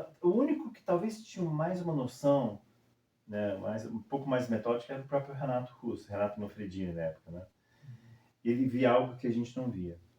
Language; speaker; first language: Portuguese; early bilingual, other home language; English